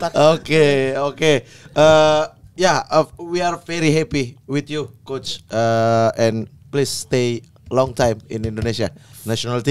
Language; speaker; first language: English; non-native, learner; Indonesian